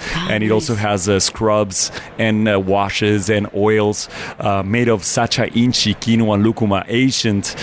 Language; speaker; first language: English; non-native, fluent; Spanish